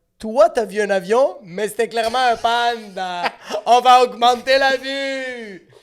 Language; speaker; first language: French; native; French